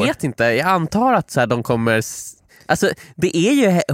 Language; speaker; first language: Swedish; native; Swedish